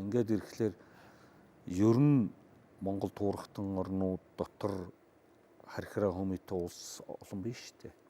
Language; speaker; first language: Mongolian; native; Mongolian